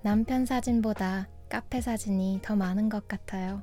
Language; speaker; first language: Korean; non-native, fluent; English